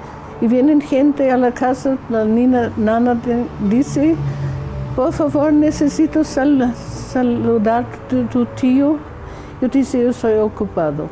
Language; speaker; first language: Spanish; non-native, fluent; German